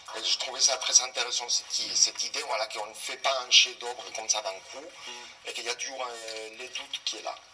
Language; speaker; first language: French; non-native, fluent; Spanish